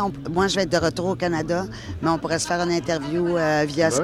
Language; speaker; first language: French; native; French